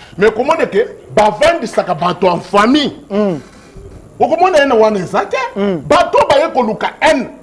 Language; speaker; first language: Lingala; non-native, local second language; Kituba (Democratic Republic of Congo)